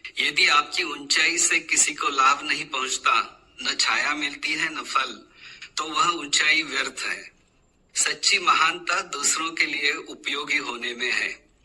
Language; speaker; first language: Hindi; non-native, local second language; Marathi